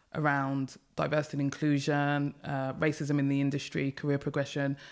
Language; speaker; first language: English; native; English